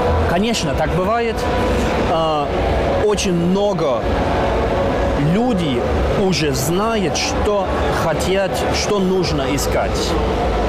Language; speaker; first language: Russian; non-native, learner; German